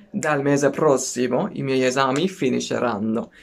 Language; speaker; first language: Italian; non-native, fluent; Persian